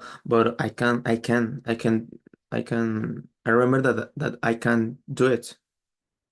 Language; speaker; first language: English; non-native, learner; Spanish